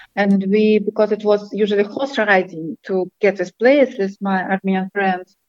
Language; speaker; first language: English; non-native, fluent; Armenian